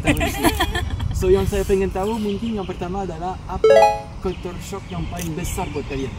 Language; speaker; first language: Indonesian; non-native, fluent; French